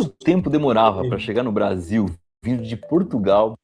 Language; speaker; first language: Portuguese; native; Portuguese